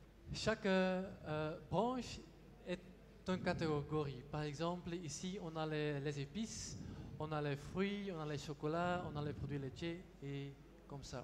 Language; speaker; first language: French; non-native, local second language; Dutch